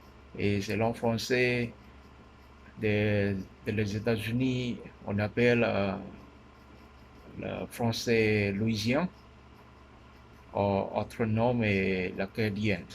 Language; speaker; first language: French; non-native, learner; Min Nan Chinese